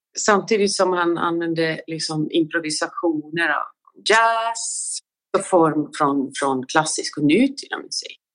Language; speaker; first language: Swedish; native; Swedish